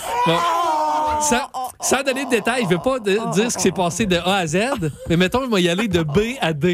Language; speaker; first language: French; native; French